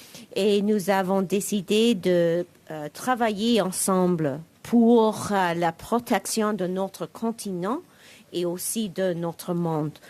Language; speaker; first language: French; non-native, learner; English